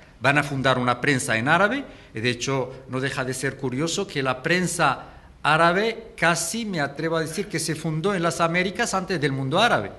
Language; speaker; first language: Spanish; non-native, fluent; Arabic